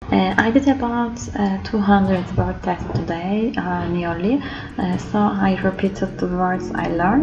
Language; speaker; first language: English; non-native, learner; Turkish